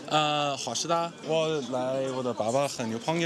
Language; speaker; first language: Chinese; non-native, learner; English